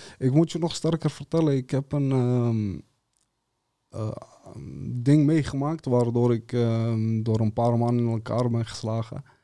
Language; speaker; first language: Dutch; early bilingual, other home language; Serbian